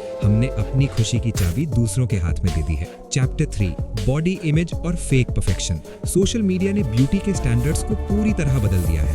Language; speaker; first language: Hindi; native; Hindi